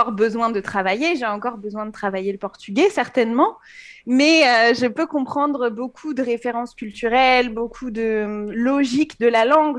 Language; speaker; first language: French; native; French